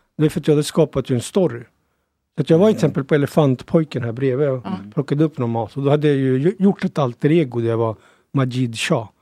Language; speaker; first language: Swedish; early bilingual, other home language; Punjabi